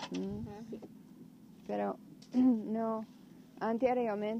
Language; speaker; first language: Spanish; non-native, learner; English